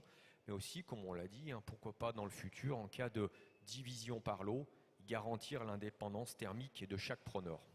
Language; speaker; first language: French; native; French